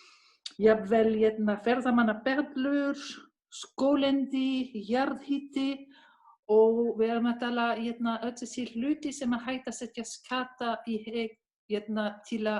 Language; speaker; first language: Icelandic; non-native, learner; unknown